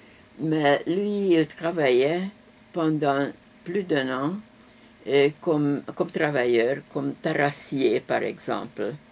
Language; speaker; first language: French; non-native, fluent; Hungarian